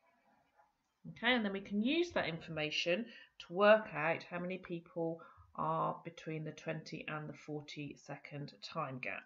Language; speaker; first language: English; native; English